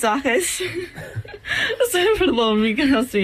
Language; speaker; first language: Spanish; non-native, learner; English